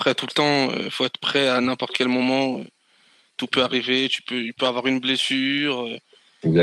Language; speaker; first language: French; native; French